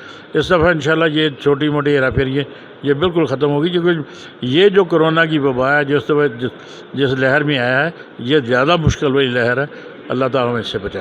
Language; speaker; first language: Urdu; non-native, local second language; Punjabi